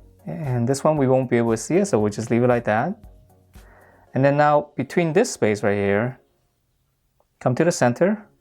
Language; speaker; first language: English; native; English